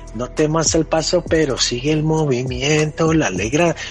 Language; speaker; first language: Spanish; early bilingual, heritage; Spanish